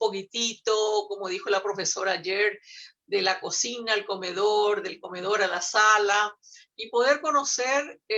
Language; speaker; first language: Spanish; native; Spanish